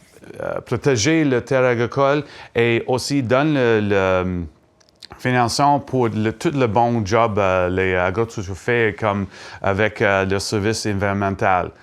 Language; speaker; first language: French; non-native, learner; English